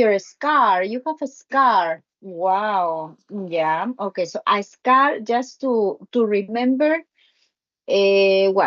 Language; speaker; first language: English; non-native, learner; Spanish